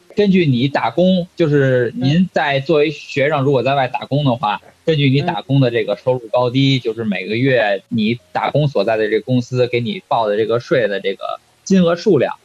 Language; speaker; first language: Chinese; native; Chinese